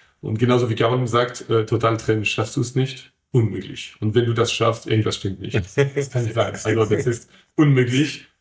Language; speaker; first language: German; non-native, fluent; French